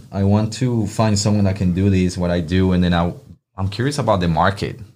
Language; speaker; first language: English; non-native, fluent; Spanish